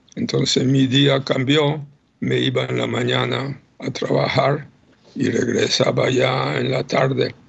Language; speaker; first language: Spanish; non-native, fluent; Polish